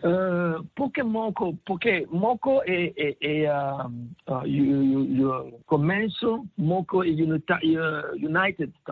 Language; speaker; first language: Portuguese; non-native, learner; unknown